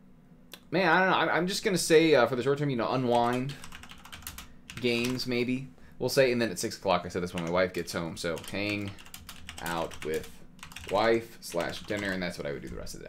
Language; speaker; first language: English; native; English